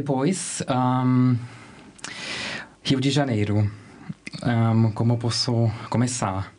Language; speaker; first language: Portuguese; non-native, learner; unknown